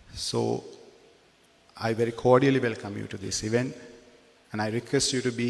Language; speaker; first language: English; non-native, local second language; Sinhala